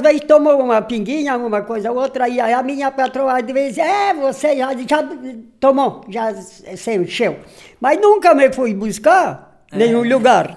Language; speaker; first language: Portuguese; non-native, local second language; Polish